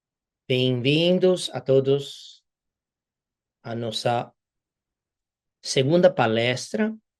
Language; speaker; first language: Portuguese; non-native, fluent; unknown